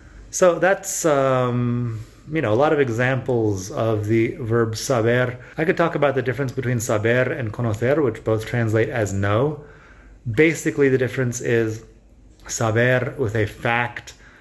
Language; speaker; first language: English; native; English